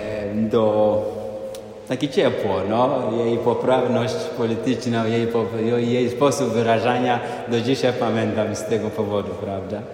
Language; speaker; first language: Polish; non-native, fluent; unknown